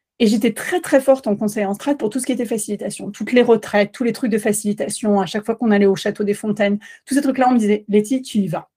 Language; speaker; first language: French; native; French